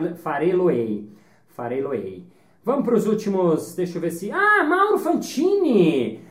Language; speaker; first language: Portuguese; native; Portuguese